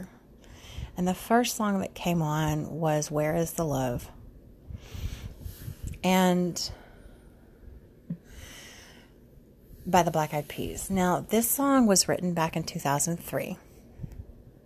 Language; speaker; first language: English; native; English